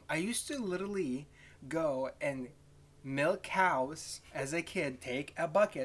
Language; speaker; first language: English; non-native, fluent; Lithuanian